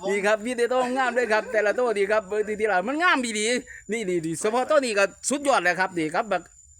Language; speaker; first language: Thai; native; Thai